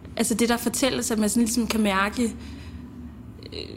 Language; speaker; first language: Danish; early bilingual, other home language; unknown